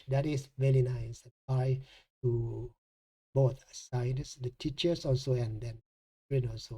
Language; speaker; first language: English; non-native, fluent; Thai